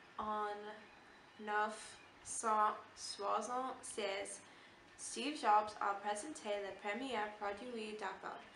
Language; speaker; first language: French; non-native, learner; English